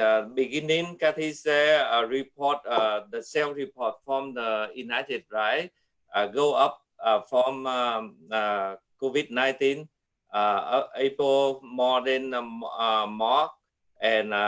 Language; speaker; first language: English; non-native, learner; Vietnamese